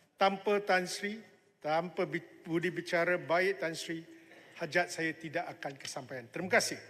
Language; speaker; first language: Malay; non-native, local second language; Chinese